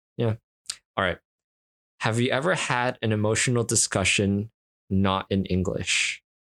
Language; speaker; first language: English; native; English